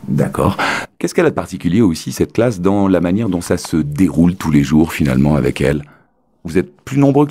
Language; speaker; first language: French; native; French